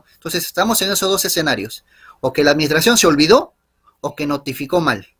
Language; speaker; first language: Spanish; native; Spanish